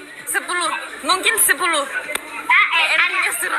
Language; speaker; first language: Indonesian; non-native, learner; Turkish